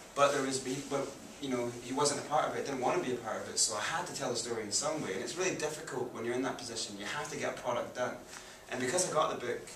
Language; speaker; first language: English; native; English